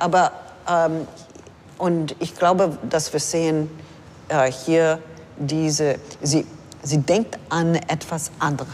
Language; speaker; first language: German; non-native, fluent; English